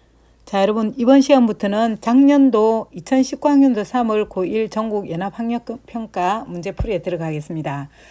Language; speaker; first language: Korean; native; Korean